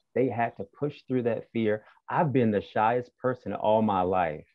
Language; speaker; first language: English; native; English